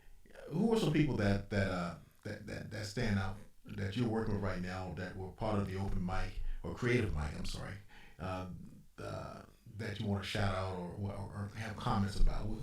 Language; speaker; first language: English; native; English